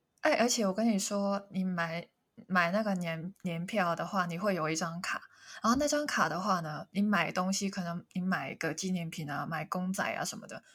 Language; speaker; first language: Chinese; non-native, local second language; Cantonese